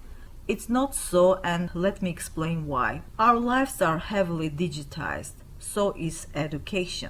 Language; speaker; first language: English; non-native, fluent; Armenian